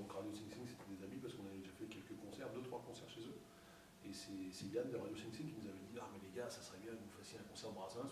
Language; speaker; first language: French; native; French